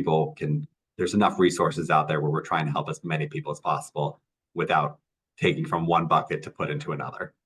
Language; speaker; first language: English; native; English